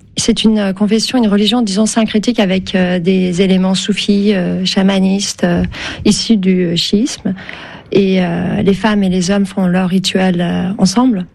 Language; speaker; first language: French; early bilingual, other home language; Turkish